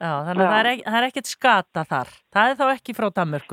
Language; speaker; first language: Icelandic; native; Icelandic